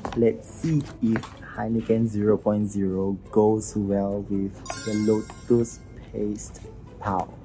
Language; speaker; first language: English; non-native, local second language; Pampanga